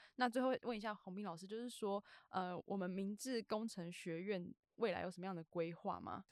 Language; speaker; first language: Chinese; native; Chinese